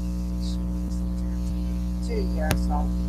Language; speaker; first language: English; non-native, learner; Spanish